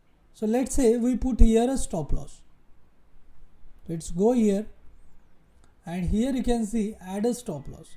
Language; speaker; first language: English; non-native, local second language; Hindi